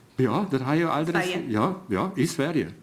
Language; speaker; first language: Swedish; non-native, fluent; German